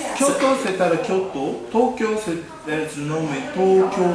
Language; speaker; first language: French; non-native, learner; Japanese